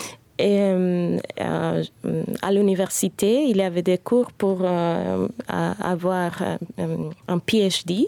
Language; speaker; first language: French; non-native, fluent; Spanish